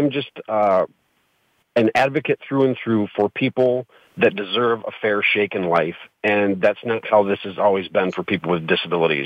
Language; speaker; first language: English; native; English